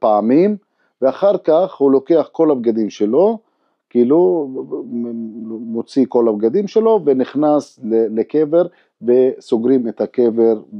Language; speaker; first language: Hebrew; non-native, local second language; Arabic